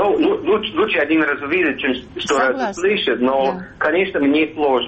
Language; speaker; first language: Russian; non-native, fluent; English